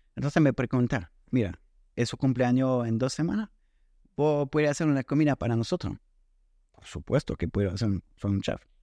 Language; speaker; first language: Spanish; non-native, fluent; French